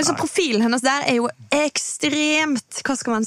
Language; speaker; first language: Norwegian; native; Norwegian